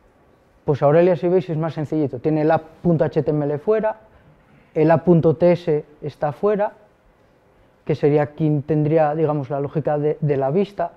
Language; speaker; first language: Spanish; native; Spanish